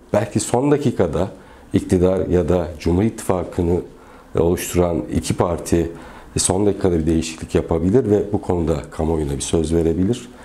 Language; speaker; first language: Turkish; native; Turkish